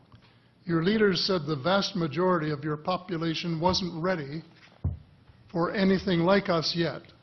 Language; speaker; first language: English; native; English